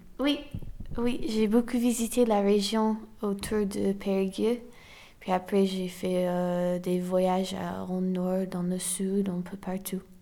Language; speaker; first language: French; non-native, fluent; English